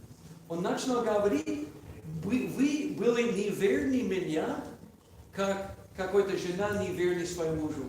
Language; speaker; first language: Russian; non-native, learner; English